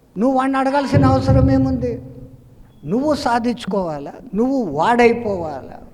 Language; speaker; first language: Telugu; non-native, fluent; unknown